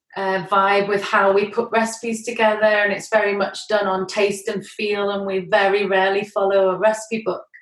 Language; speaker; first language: English; native; English